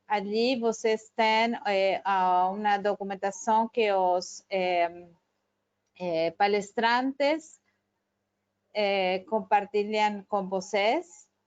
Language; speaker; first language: Portuguese; non-native, fluent; Spanish